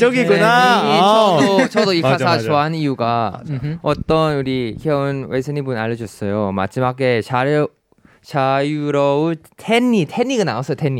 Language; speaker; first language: Korean; non-native, learner; Chinese